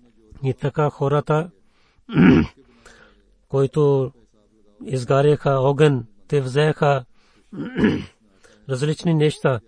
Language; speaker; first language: Bulgarian; non-native, fluent; Urdu